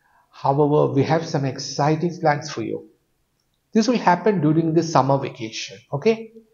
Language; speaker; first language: English; non-native, local second language; Malayalam